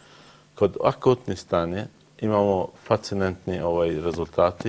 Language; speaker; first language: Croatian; non-native, learner; Arabic